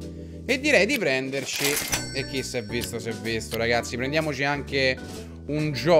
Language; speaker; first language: Italian; native; Italian